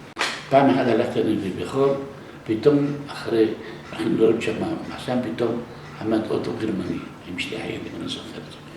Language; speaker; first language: Hebrew; non-native, local second language; Arabic